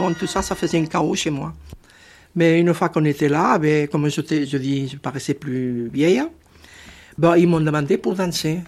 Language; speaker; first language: French; non-native, fluent; Spanish